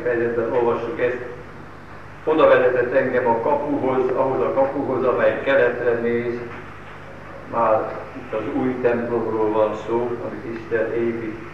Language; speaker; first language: Hungarian; native; Hungarian